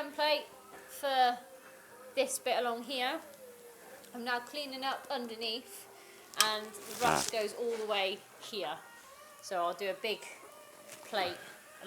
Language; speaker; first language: English; native; English